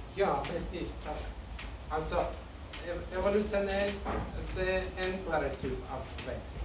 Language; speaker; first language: Swedish; non-native, learner; Russian